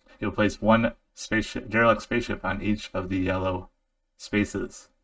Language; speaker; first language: English; native; English